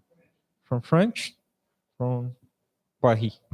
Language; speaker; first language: English; non-native, fluent; Portuguese